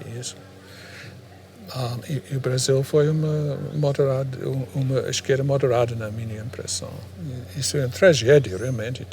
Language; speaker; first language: Portuguese; non-native, fluent; English